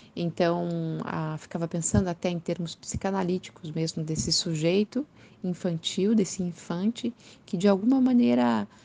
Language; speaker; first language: Portuguese; native; Portuguese